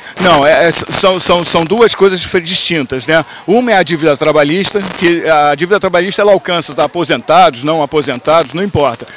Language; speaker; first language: Portuguese; native; Portuguese